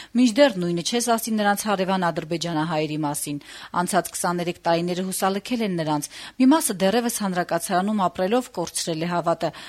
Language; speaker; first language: Armenian; native; Armenian